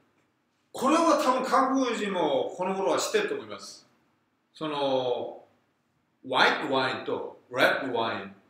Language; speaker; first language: Japanese; non-native, fluent; Korean